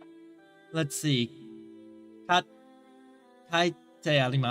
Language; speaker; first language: Japanese; non-native, learner; English